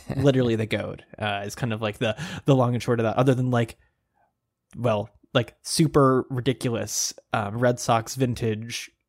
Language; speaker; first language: English; native; English